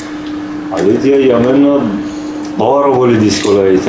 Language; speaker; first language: Greek; non-native, learner; Persian